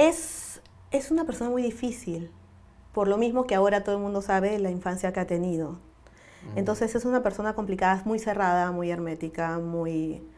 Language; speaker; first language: Spanish; native; Spanish